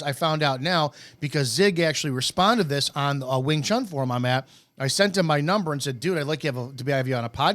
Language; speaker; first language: English; native; English